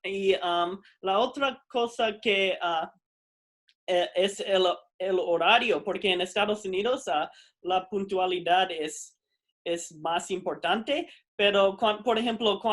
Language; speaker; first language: Spanish; non-native, fluent; English